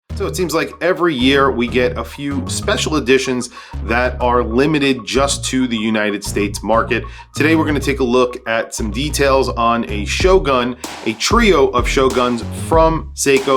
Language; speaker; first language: English; native; English